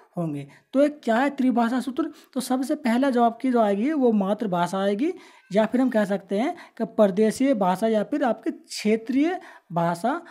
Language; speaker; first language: Hindi; native; Hindi